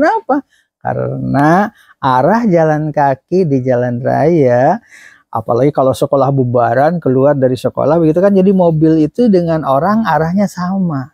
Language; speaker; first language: Indonesian; native; Indonesian